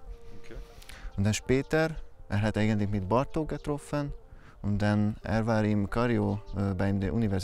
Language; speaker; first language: German; non-native, learner; Hungarian